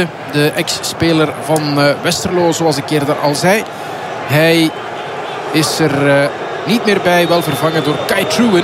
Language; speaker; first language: Dutch; native; Dutch